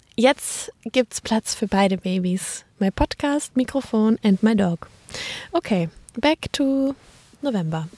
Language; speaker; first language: German; native; German